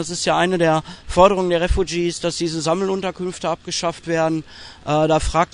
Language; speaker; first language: German; native; German